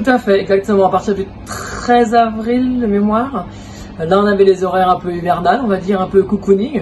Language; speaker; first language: French; native; French